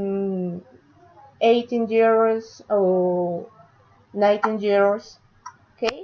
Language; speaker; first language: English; non-native, learner; Spanish